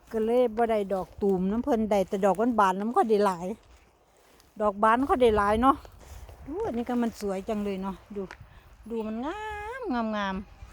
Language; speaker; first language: Thai; native; Thai